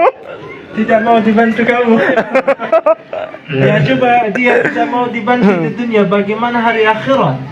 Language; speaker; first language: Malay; non-native, fluent; Arabic